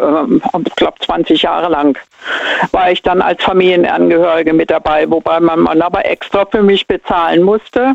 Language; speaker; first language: German; native; German